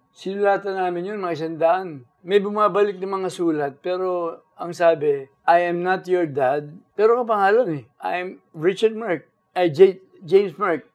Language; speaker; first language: Filipino; native; Filipino